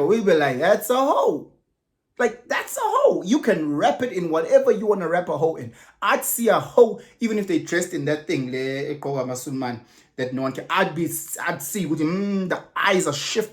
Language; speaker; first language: English; non-native, local second language; Zulu